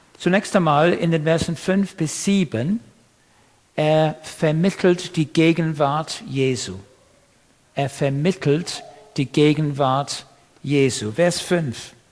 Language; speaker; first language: German; non-native, fluent; English